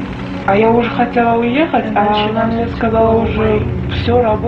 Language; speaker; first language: Russian; non-native, learner; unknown